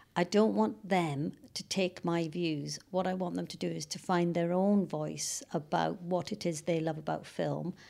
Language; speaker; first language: English; native; English